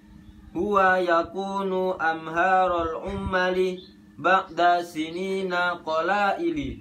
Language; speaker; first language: Arabic; non-native, learner; Indonesian